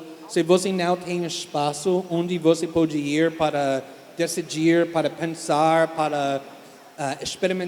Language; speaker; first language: Portuguese; non-native, fluent; English